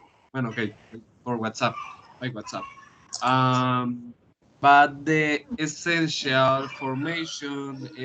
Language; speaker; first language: English; non-native, learner; Spanish